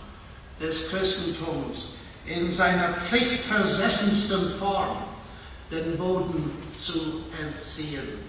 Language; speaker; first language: German; non-native, fluent; English